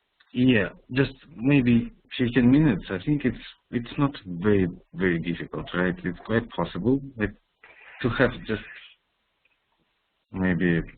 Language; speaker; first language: English; non-native, fluent; Russian